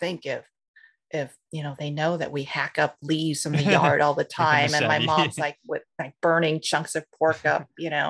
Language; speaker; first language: English; native; English